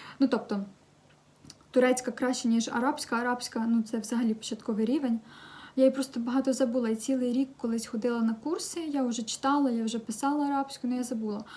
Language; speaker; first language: Ukrainian; non-native, local second language; Russian